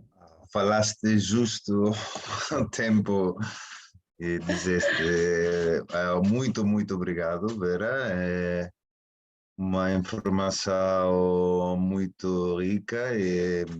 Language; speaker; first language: Portuguese; non-native, fluent; Spanish